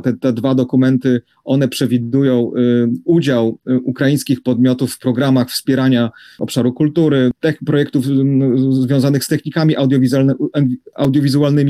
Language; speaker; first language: Polish; native; Polish